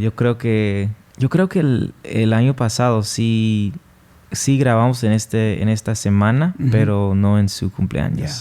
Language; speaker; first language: Spanish; non-native, fluent; English